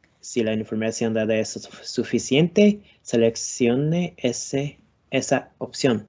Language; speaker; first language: Spanish; non-native, learner; English